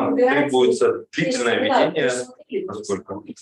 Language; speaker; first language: Russian; native; Russian